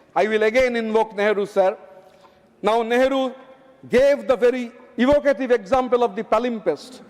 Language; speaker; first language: English; non-native, local second language; Bangla